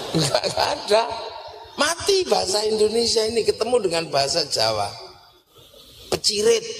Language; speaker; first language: Indonesian; non-native, local second language; Javanese